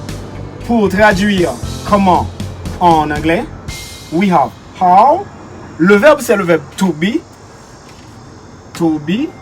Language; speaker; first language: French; non-native, local second language; Haitian Creole